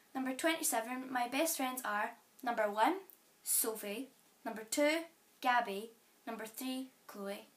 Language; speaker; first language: English; native; English